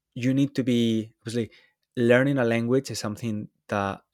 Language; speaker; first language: English; non-native, fluent; Spanish